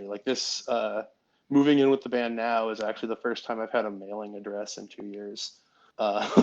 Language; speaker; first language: English; native; English